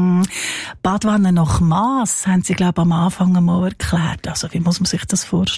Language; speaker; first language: German; native; German